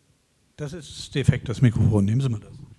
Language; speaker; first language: German; native; German